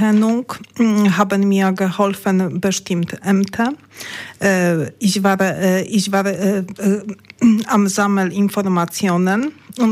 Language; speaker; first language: German; non-native, learner; Polish